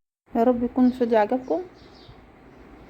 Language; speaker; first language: Arabic; native; Arabic